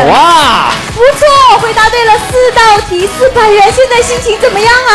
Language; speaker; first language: Chinese; native; Chinese